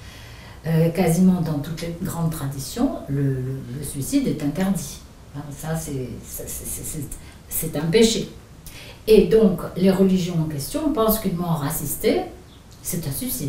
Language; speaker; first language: French; native; French